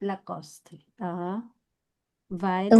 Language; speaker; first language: German; non-native, fluent; Filipino